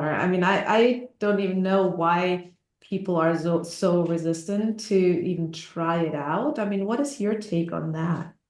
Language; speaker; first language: English; non-native, fluent; German